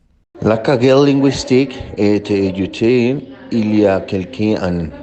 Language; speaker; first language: French; non-native, learner; Spanish